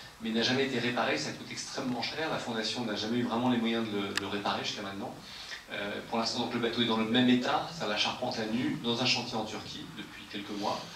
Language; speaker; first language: French; native; French